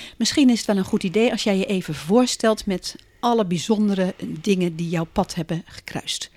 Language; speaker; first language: Dutch; native; Dutch